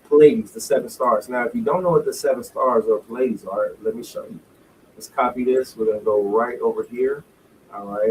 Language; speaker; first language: English; native; English